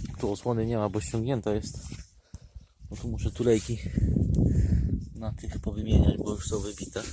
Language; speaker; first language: Polish; native; Polish